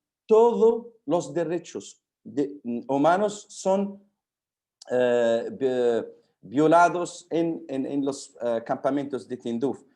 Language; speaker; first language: Spanish; non-native, fluent; Arabic